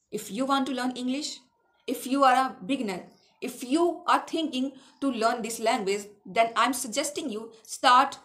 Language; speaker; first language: English; non-native, local second language; Awadhi